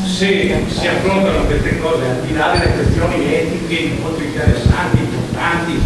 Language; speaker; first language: Italian; native; Italian